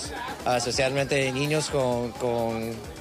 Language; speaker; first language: Spanish; early bilingual, heritage; Spanish